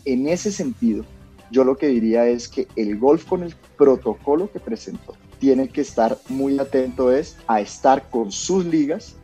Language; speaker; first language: Spanish; native; Spanish